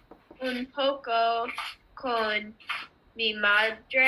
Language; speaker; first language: Spanish; non-native, learner; English